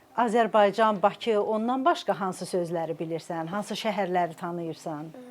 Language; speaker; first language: Azerbaijani; native; Azerbaijani